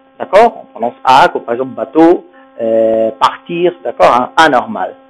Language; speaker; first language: French; non-native, fluent; Spanish